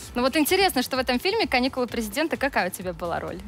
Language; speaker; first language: Russian; native; Russian